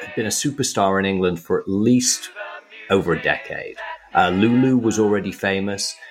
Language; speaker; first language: English; native; English